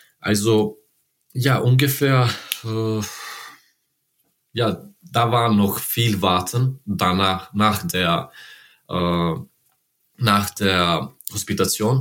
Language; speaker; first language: German; non-native, learner; Serbian